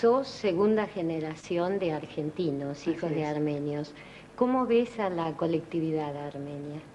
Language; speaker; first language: Spanish; native; Spanish